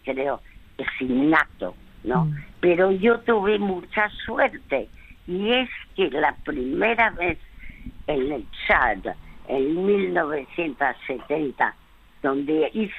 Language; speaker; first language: Spanish; early bilingual, other home language; French